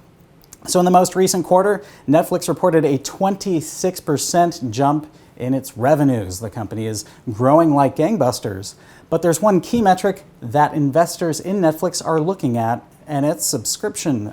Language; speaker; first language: English; native; English